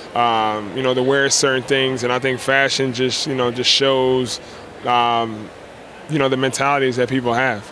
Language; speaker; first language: English; native; English